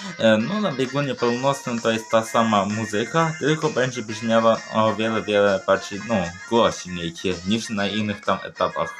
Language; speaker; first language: Polish; early bilingual, other home language; Ukrainian